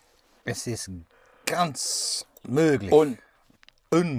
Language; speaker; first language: German; non-native, learner; English